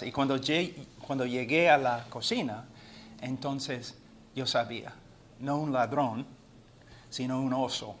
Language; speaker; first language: Spanish; non-native, fluent; English